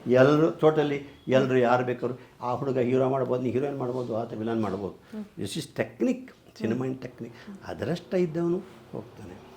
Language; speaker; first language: Kannada; native; Kannada